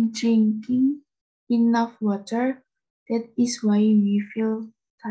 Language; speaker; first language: English; non-native, learner; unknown